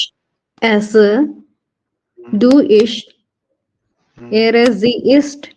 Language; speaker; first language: German; non-native, learner; Hindi